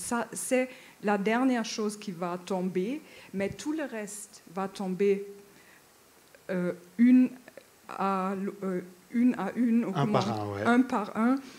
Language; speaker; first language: French; non-native, fluent; German